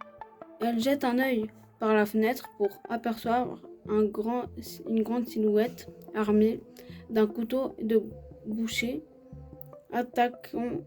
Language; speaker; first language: French; native; French